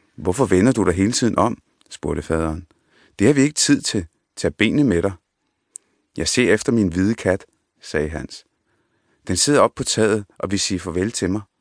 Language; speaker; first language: Danish; early bilingual, other home language; Punjabi